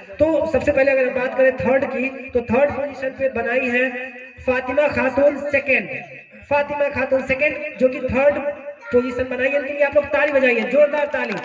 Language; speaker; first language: Hindi; native; Hindi